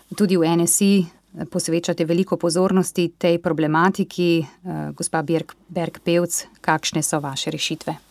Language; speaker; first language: Slovenian; native; Slovenian